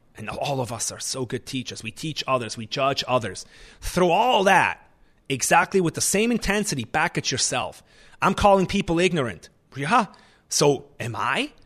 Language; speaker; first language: English; non-native, fluent; Swiss German